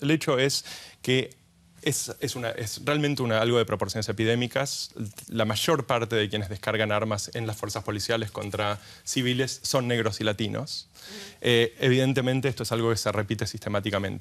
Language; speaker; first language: Spanish; native; Spanish